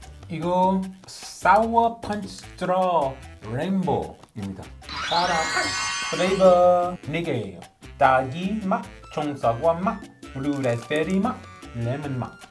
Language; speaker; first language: Korean; non-native, learner; English